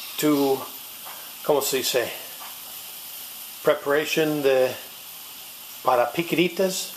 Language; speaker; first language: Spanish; non-native, learner; English